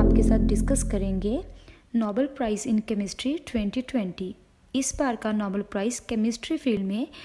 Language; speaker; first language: Hindi; non-native, local second language; Punjabi